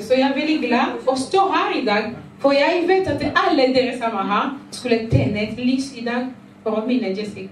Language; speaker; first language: Norwegian; non-native, fluent; Lingala